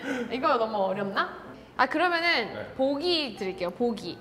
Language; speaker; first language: Korean; native; Korean